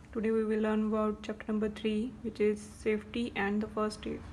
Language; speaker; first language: English; non-native, local second language; Punjabi